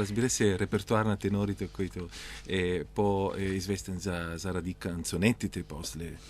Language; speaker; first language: Bulgarian; non-native, fluent; Italian